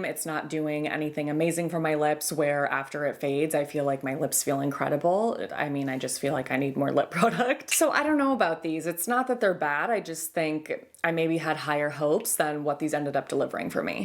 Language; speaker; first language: English; native; English